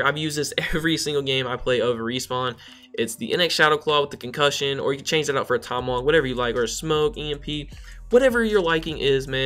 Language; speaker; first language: English; native; English